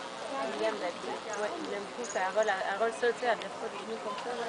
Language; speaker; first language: French; native; French